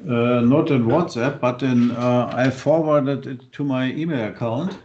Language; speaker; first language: English; non-native, fluent; German